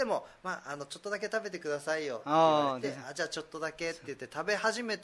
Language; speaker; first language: Japanese; native; Japanese